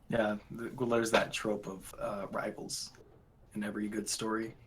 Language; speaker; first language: English; native; English